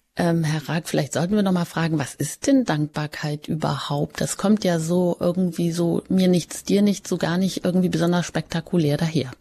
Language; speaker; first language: German; native; German